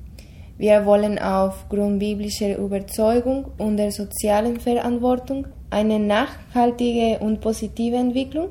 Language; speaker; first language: German; non-native, fluent; Spanish